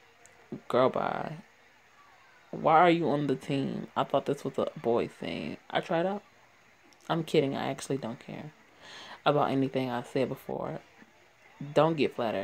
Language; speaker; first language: English; native; English